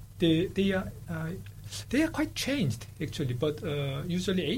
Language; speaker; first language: English; non-native, fluent; Korean